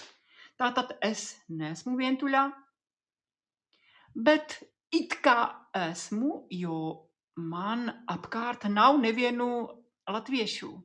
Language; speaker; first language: Latvian; non-native, fluent; Czech